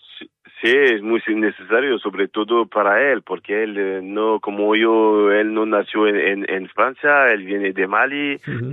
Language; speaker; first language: Spanish; non-native, fluent; French